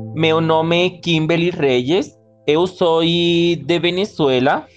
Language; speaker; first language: Portuguese; non-native, learner; Spanish